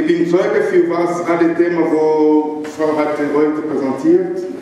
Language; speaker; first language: German; non-native, learner; Lingala